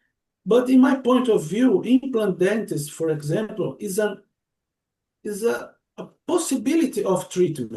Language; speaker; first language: English; non-native, learner; Portuguese